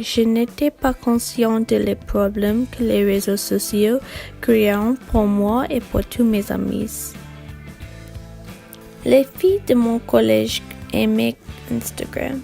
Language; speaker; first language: French; non-native, learner; English